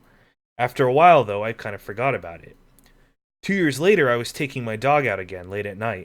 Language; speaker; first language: English; native; English